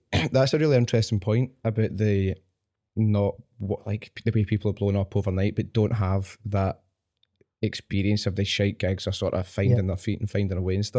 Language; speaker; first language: English; native; English